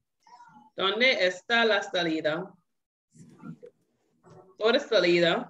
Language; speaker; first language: Spanish; non-native, learner; English